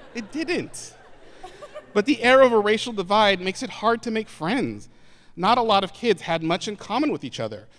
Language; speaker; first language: English; native; English